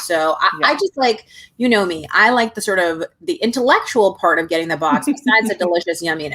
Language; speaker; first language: English; native; English